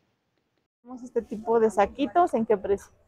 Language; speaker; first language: Spanish; native; Spanish